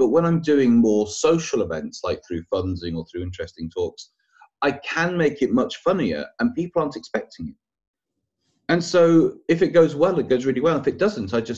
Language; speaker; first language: English; native; English